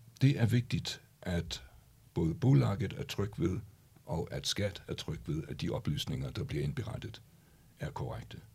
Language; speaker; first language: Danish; native; Danish